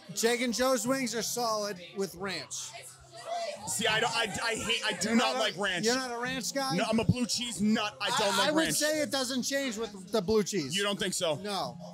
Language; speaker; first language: English; native; English